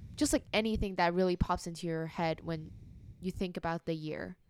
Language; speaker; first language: English; non-native, local second language; Cantonese